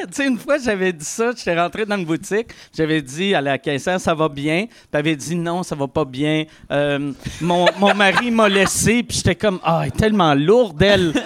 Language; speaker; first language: French; native; French